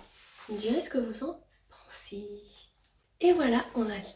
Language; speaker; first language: French; native; French